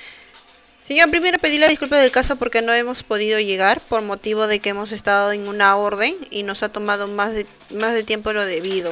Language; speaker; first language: Spanish; native; Spanish